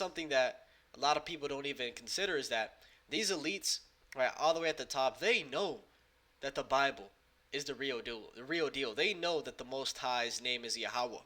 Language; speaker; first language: English; native; English